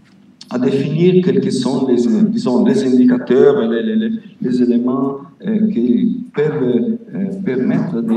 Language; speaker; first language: French; non-native, fluent; Italian